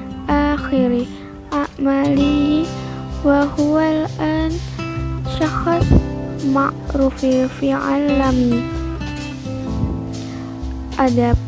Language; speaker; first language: Arabic; non-native, learner; Indonesian